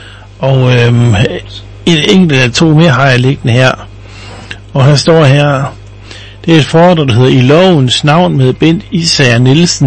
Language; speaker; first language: Danish; native; Danish